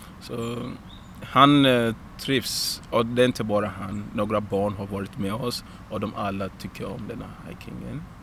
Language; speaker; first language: Swedish; non-native, fluent; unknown